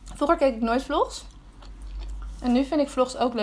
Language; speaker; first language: Dutch; native; Dutch